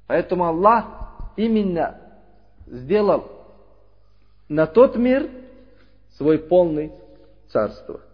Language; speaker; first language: Russian; non-native, learner; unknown